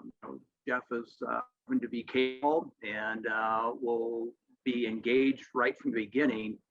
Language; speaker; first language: English; native; English